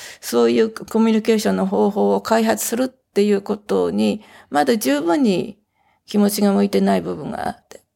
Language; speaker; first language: Japanese; native; Japanese